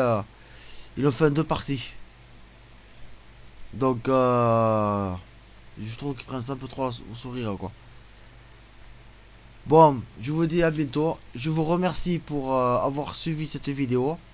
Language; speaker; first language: French; native; French